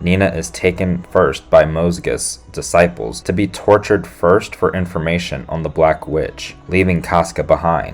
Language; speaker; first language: English; native; English